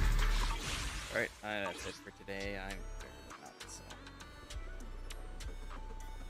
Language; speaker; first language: English; native; English